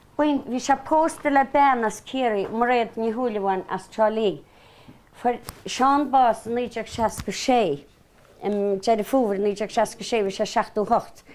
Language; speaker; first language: Irish; native; Irish